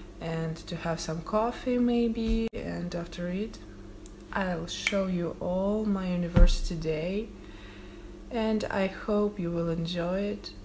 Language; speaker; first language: English; non-native, fluent; Russian